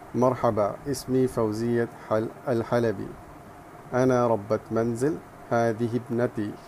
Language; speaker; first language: Arabic; non-native, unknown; Urdu